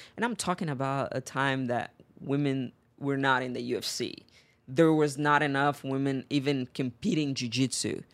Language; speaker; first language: English; non-native, fluent; Portuguese